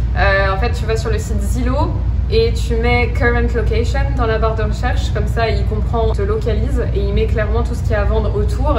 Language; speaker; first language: French; native; French